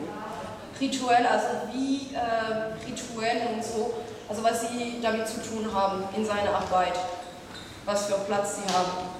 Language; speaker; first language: German; non-native, fluent; French